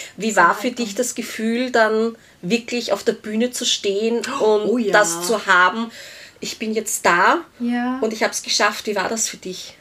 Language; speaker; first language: German; native; German